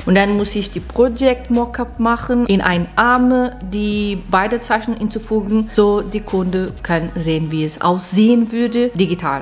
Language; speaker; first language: German; non-native, fluent; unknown